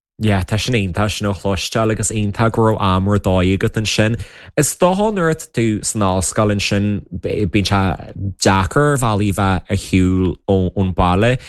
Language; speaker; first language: Irish; native; Irish